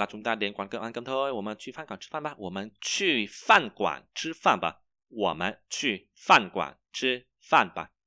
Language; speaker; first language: Chinese; non-native, fluent; Vietnamese